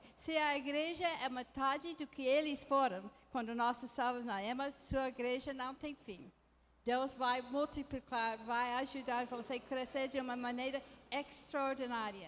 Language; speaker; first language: Portuguese; non-native, fluent; English